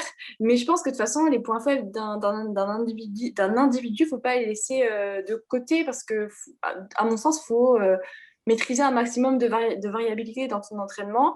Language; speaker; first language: French; native; French